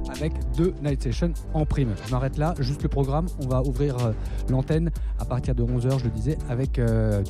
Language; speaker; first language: French; native; French